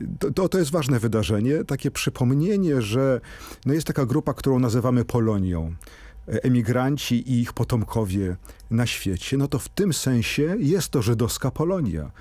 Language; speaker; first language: Polish; native; Polish